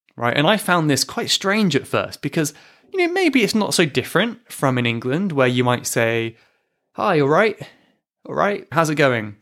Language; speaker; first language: English; native; English